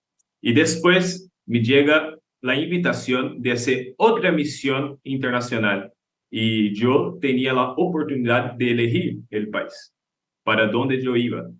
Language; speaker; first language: Spanish; non-native, learner; Portuguese